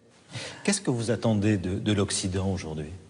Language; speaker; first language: French; native; French